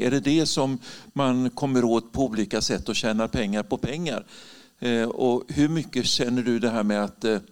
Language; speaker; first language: Swedish; native; Swedish